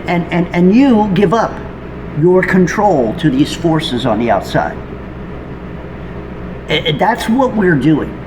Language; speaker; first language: English; native; English